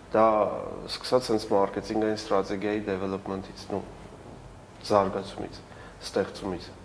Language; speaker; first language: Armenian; native; Armenian